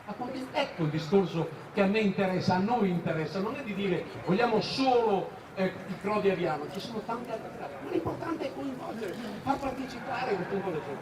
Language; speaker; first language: Italian; native; Italian